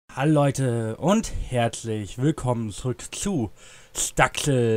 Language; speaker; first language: German; native; German